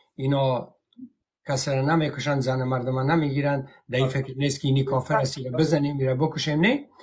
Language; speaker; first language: Persian; native; Persian